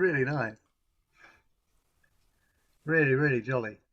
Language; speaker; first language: English; native; English